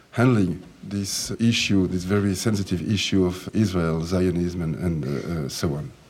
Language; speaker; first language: English; non-native, fluent; French